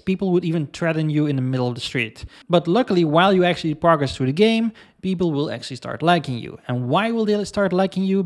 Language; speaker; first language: English; non-native, fluent; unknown